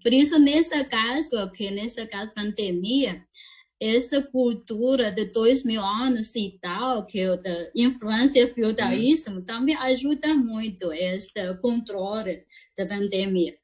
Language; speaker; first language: Portuguese; non-native, fluent; Chinese